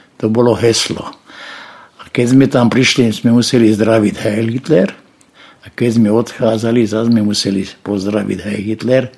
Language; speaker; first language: Slovak; non-native, local second language; Hungarian